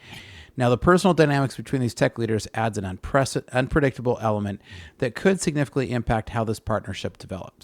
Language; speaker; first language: English; native; English